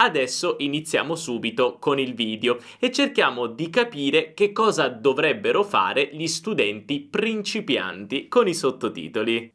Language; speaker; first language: Italian; native; Italian